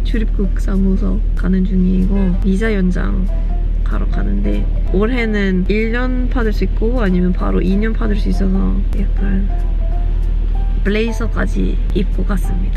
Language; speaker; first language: Korean; non-native, fluent; Swedish